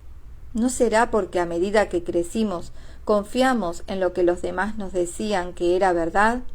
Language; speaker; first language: Spanish; native; Spanish